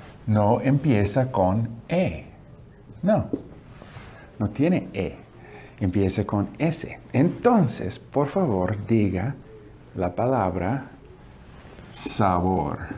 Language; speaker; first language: Spanish; non-native, learner; English